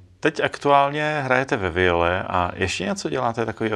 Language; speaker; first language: Czech; native; Czech